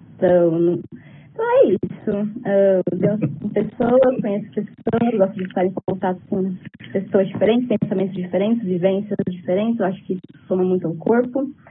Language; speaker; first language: Portuguese; native; Portuguese